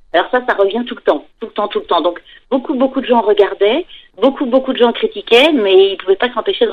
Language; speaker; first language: French; native; French